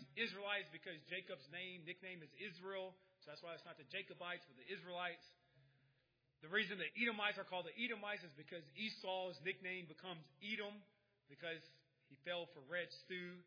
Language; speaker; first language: English; native; English